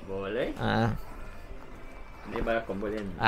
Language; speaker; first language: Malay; non-native, local second language; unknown